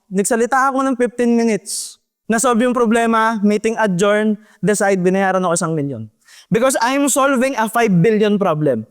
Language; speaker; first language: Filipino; native; Filipino